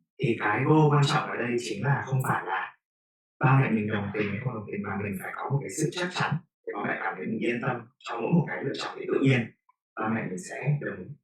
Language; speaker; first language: Vietnamese; native; Vietnamese